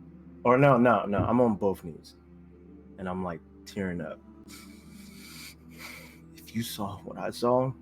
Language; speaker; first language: English; native; English